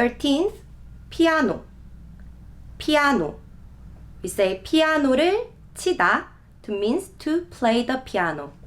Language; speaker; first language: English; non-native, fluent; Korean